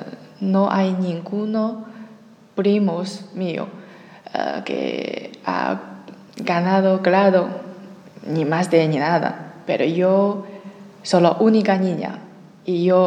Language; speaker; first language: Spanish; non-native, learner; Chinese